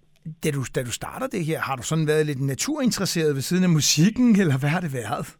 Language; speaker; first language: Danish; native; Danish